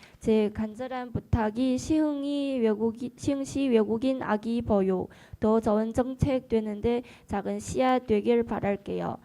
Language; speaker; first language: Korean; non-native, learner; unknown